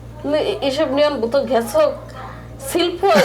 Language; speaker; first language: Korean; non-native, local second language; Bangla